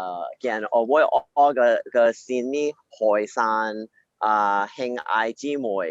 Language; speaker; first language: Cantonese; early bilingual, heritage; Cantonese